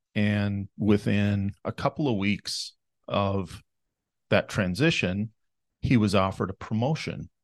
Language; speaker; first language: English; native; English